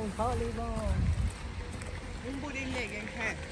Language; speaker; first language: Swedish; non-native, learner; Thai